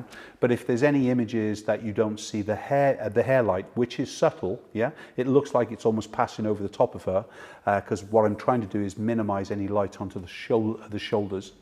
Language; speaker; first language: English; native; English